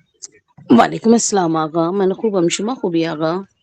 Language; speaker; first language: Persian; non-native, learner; Urdu